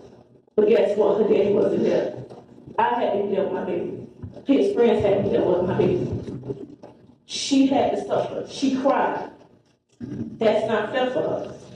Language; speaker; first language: English; native; English